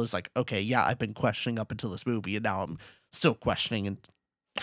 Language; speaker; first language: English; native; English